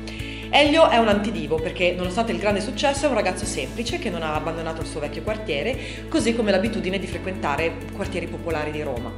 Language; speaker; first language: Italian; native; Italian